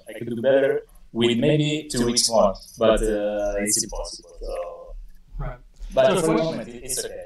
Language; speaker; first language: English; non-native, fluent; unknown